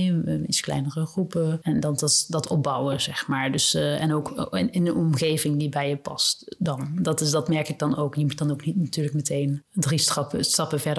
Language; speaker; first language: Dutch; native; Dutch